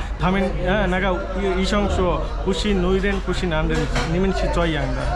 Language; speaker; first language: Chinese; non-native, learner; Bangla